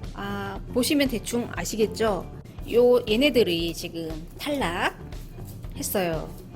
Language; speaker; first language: Korean; native; Korean